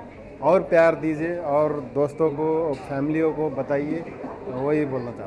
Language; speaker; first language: Hindi; non-native, fluent; Nepali